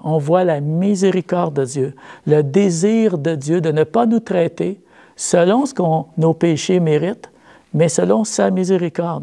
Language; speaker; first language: French; native; French